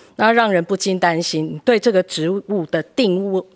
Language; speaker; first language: Chinese; native; Chinese